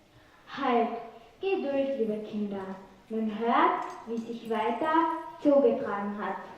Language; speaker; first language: German; native; German